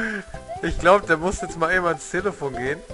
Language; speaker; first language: German; native; German